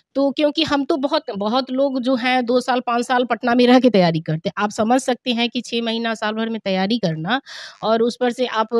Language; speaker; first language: Hindi; native; Hindi